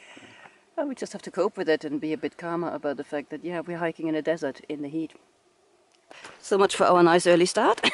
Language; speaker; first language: English; native; English